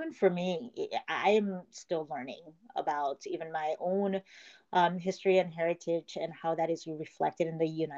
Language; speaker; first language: English; early bilingual, other home language; Korean